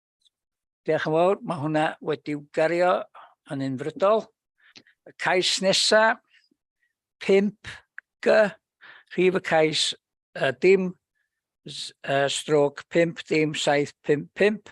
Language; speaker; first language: Welsh; native; Welsh